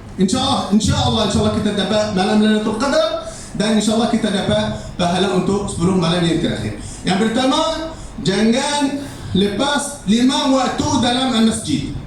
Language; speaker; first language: Malay; non-native, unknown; Arabic